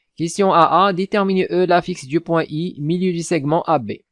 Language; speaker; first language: French; non-native, local second language; Arabic